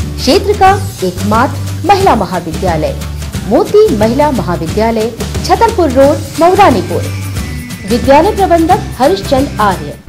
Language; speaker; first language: Hindi; native; Hindi